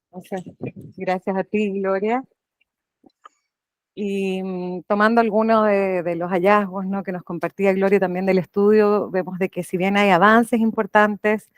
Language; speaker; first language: Spanish; native; Spanish